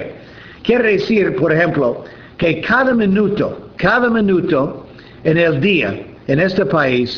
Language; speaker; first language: Spanish; non-native, fluent; English